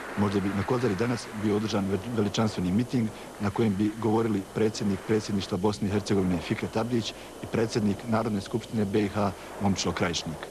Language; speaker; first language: Bosnian; native; Bosnian